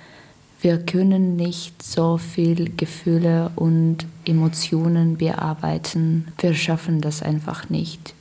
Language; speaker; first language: German; non-native, learner; Russian